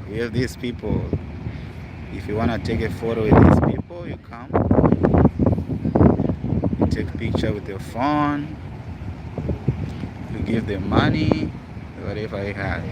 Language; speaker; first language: English; non-native, local second language; Shona